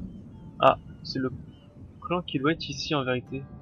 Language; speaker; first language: French; native; French